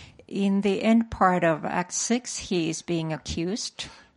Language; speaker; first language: English; non-native, fluent; Finnish